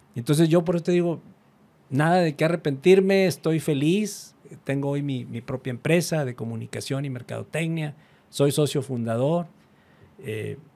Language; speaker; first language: Spanish; native; Spanish